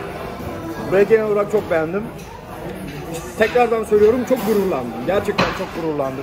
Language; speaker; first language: Turkish; native; Turkish